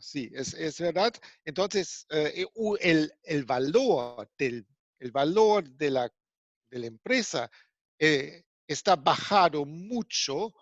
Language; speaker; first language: Spanish; non-native, fluent; German